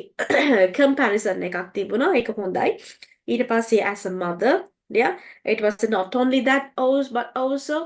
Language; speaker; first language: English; non-native, fluent; Sinhala